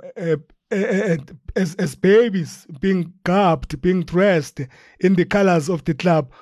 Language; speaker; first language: English; non-native, local second language; Zulu